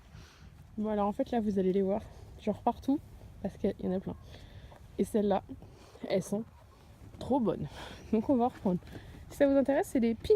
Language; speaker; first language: French; native; French